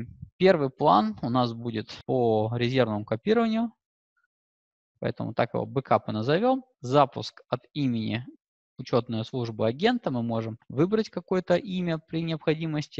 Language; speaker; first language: Russian; native; Russian